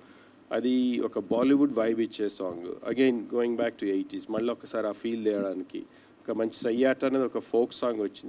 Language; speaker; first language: Telugu; native; Telugu